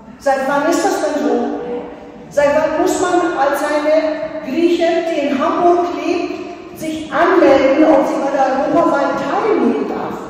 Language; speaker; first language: German; non-native, fluent; Greek